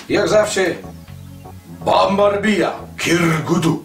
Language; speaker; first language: Polish; non-native, learner; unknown